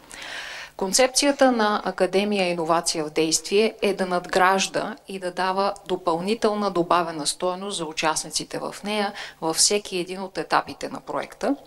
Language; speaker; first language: Bulgarian; native; Bulgarian